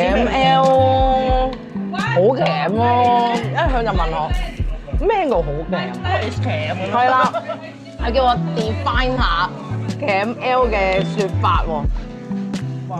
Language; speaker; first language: Cantonese; native; Cantonese